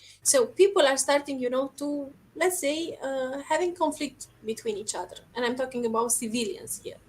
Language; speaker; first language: English; non-native, fluent; Romanian